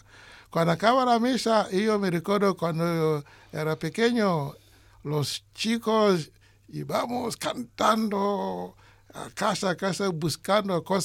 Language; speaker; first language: Spanish; non-native, learner; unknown